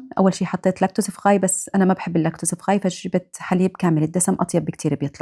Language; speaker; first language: Arabic; native; Arabic